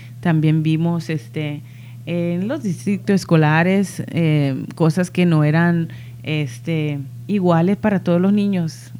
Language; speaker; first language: Spanish; early bilingual, heritage; Spanish